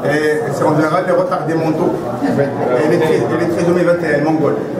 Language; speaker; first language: French; non-native, local second language; Arabic